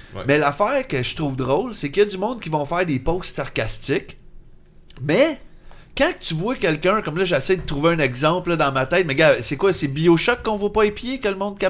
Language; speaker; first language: French; native; French